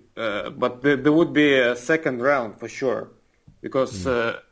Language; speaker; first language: English; non-native, fluent; Russian